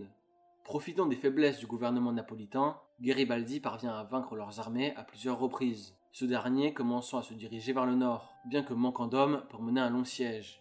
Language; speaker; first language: French; native; French